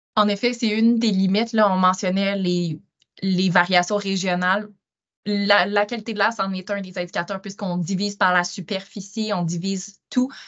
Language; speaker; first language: French; native; French